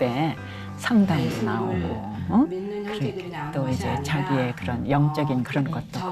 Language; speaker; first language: Korean; native; Korean